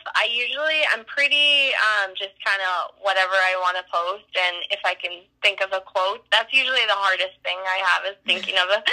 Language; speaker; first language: English; native; English